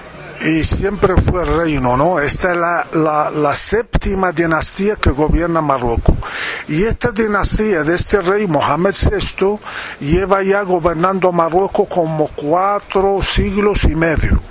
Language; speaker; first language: Spanish; non-native, fluent; Arabic